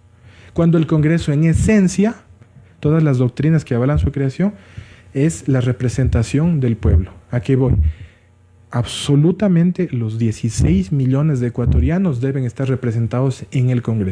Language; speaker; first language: Spanish; native; Spanish